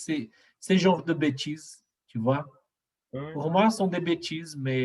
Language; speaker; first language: French; non-native, learner; Portuguese